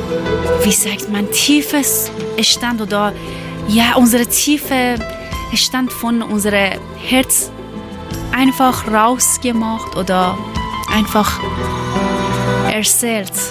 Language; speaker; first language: German; non-native, learner; Persian